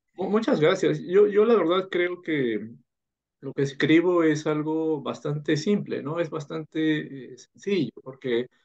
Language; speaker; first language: Spanish; native; Spanish